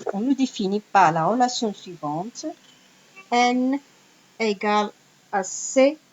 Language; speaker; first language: French; non-native, local second language; Arabic